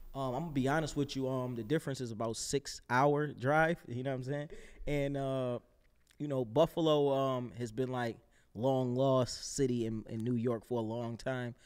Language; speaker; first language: English; native; English